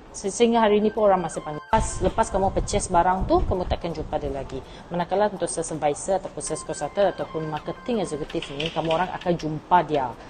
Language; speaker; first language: Malay; non-native, local second language; Iban